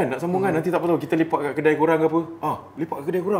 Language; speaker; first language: Malay; native; Malay